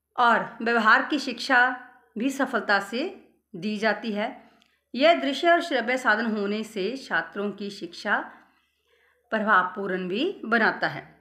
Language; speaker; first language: Hindi; non-native, local second language; Punjabi